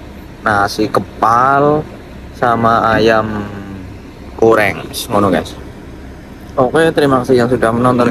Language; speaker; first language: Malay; non-native, local second language; Javanese